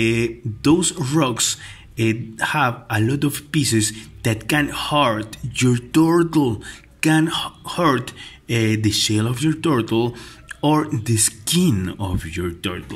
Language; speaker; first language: English; non-native, fluent; Spanish